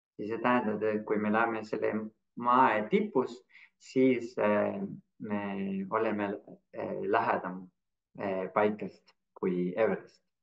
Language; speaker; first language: Estonian; non-native, fluent; Spanish